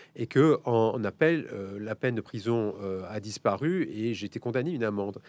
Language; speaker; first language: French; native; French